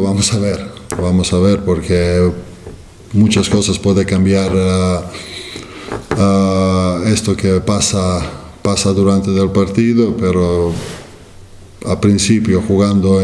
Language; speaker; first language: Spanish; non-native, fluent; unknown